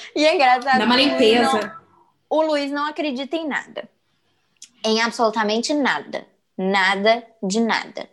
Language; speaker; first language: Portuguese; native; Portuguese